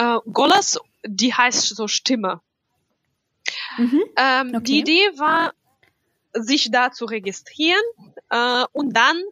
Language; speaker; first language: German; non-native, fluent; Russian